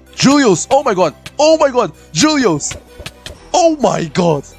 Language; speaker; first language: English; non-native, learner; Portuguese